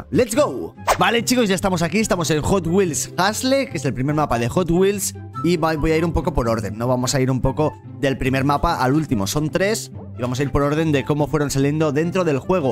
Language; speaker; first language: Spanish; native; Spanish